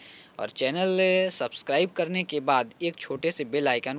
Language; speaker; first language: Hindi; native; Hindi